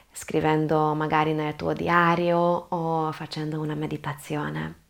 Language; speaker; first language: Italian; non-native, fluent; Hungarian